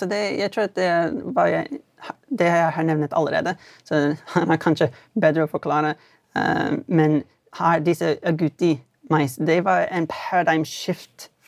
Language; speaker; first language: Swedish; non-native, fluent; English